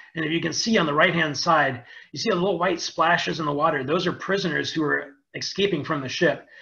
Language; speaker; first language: English; native; English